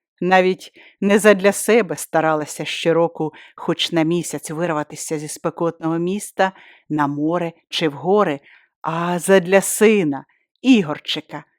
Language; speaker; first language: Ukrainian; native; Ukrainian